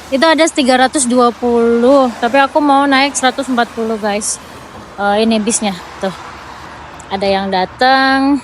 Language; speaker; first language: Indonesian; native; Indonesian